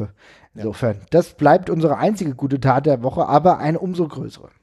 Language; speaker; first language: German; native; German